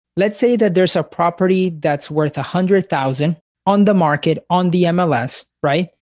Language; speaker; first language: English; early bilingual, other home language; Spanish